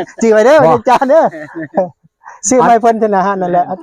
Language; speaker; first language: Thai; non-native, local second language; Lao